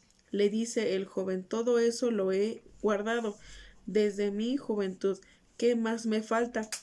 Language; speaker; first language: Spanish; native; Spanish